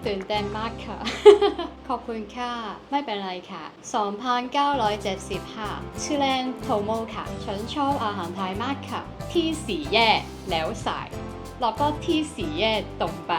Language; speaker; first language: Thai; non-native, learner; Cantonese